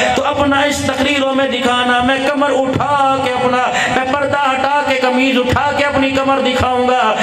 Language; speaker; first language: Urdu; non-native, local second language; Punjabi